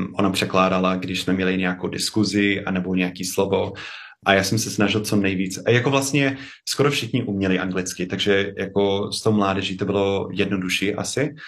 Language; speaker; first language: Czech; non-native, fluent; English